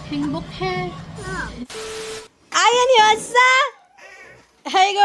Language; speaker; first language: Korean; non-native, learner; Filipino